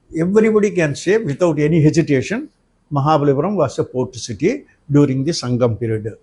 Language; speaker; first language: English; non-native, local second language; Tamil